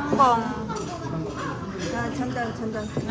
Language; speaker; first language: Korean; non-native, learner; Vietnamese